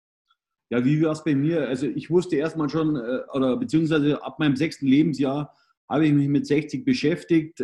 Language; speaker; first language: German; native; German